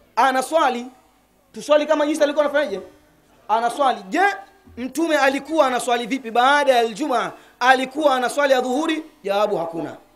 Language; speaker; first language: Swahili; native; Swahili